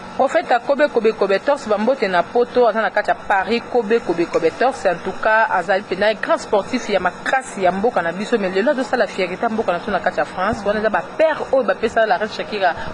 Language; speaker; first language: Lingala; native; Lingala